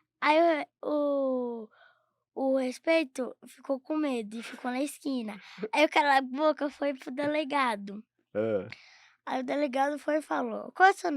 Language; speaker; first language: Portuguese; native; Portuguese